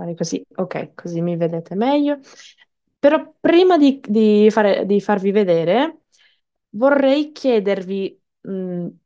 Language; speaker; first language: Italian; non-native, fluent; English